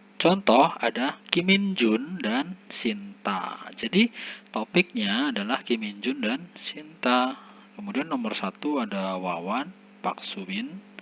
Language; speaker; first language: Indonesian; native; Indonesian